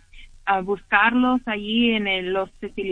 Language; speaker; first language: Spanish; early bilingual, heritage; English